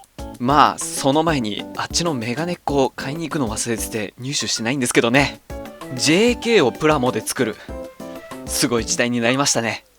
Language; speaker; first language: Japanese; native; Japanese